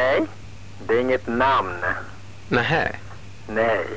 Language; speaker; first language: Swedish; non-native, fluent; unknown